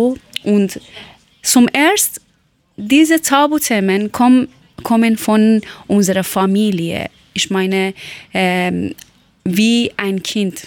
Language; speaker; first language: German; non-native, learner; Persian